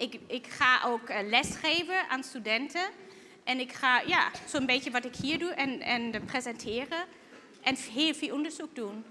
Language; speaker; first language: Dutch; non-native, fluent; German